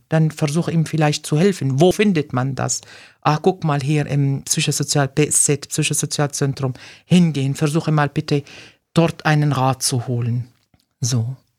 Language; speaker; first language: German; non-native, fluent; Arabic